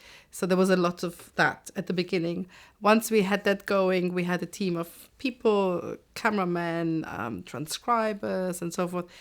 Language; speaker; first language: English; non-native, fluent; German